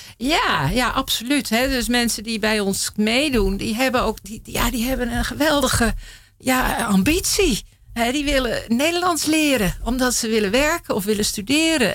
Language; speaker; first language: Dutch; native; Dutch